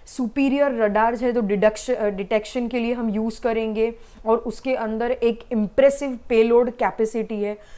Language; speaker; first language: Hindi; non-native, local second language; Gujarati